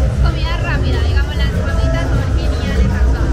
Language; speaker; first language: Spanish; native; Spanish